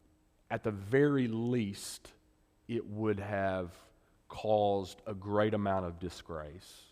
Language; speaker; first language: English; native; English